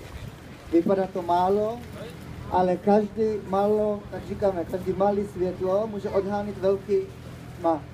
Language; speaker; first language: Czech; early bilingual, heritage; Czech